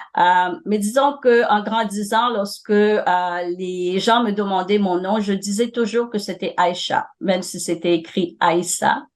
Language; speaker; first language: French; non-native, local second language; Morisyen